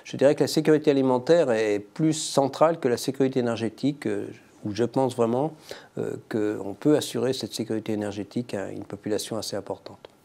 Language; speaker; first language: French; native; French